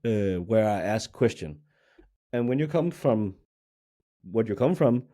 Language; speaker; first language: English; non-native, fluent; Danish